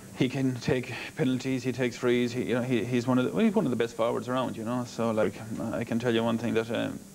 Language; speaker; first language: English; native; English